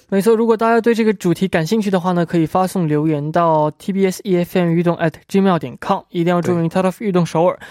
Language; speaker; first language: Chinese; native; Chinese